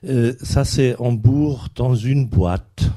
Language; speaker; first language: French; non-native, fluent; German